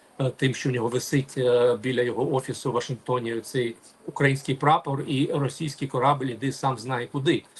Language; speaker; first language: Ukrainian; non-native, local second language; Russian